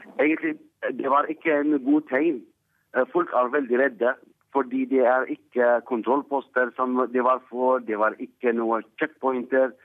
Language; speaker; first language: Norwegian; non-native, fluent; Arabic